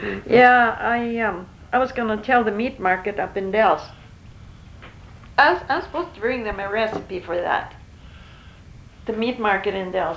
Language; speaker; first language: English; early bilingual, other home language; Norwegian